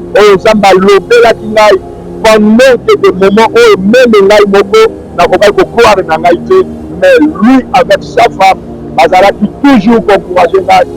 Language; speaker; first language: Lingala; native; Lingala